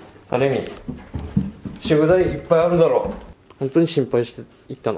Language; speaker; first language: Japanese; native; Japanese